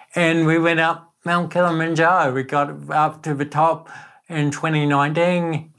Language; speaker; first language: English; native; English